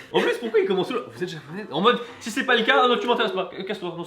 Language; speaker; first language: French; native; French